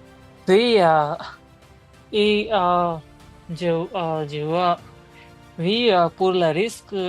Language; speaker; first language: French; non-native, learner; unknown